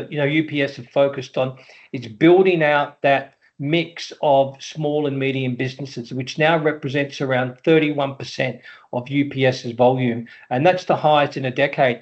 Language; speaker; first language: English; native; English